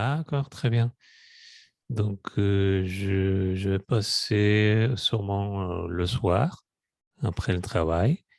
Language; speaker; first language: French; non-native, fluent; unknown